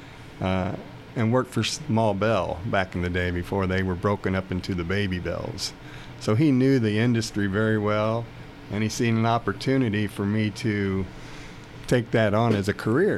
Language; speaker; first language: English; native; English